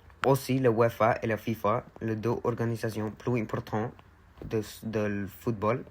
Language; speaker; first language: French; non-native, learner; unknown